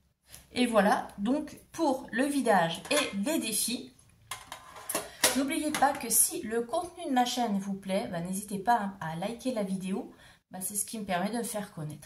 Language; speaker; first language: French; native; French